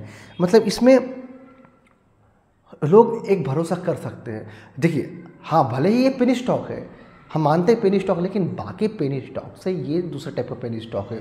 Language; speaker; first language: Hindi; native; Hindi